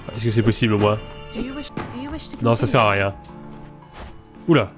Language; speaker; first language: French; native; French